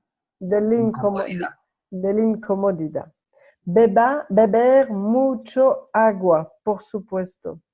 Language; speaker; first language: Spanish; non-native, learner; French